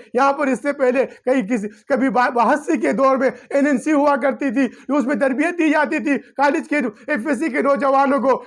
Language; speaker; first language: Urdu; non-native, local second language; Pashto